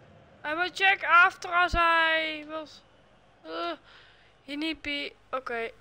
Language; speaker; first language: English; non-native, learner; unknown